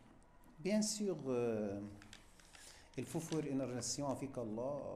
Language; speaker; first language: French; non-native, fluent; Arabic